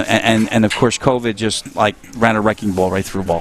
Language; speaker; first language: English; native; English